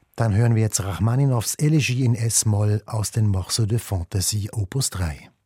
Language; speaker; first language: German; native; German